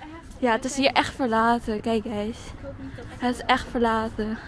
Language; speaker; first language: Dutch; early bilingual, other home language; Chinese